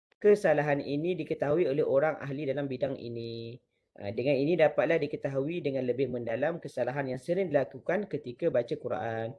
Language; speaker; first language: Malay; native; Malay